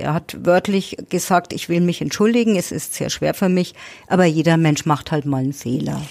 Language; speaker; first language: German; native; German